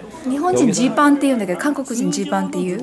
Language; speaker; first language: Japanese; native; Japanese